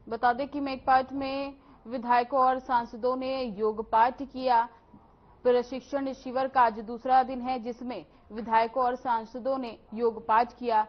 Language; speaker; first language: Hindi; native; Hindi